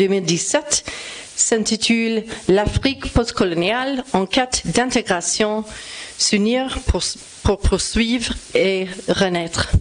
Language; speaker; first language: French; non-native, fluent; English